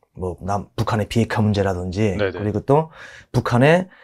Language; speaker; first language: Korean; native; Korean